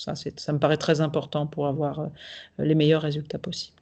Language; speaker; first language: French; native; French